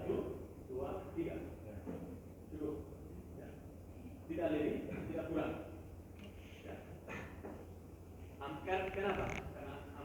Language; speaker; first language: Indonesian; non-native, learner; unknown